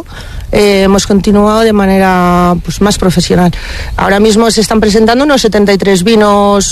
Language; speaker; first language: Spanish; native; Spanish